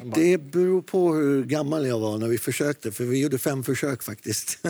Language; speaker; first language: Swedish; non-native, fluent; Arabic